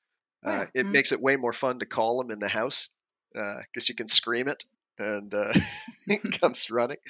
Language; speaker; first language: English; native; English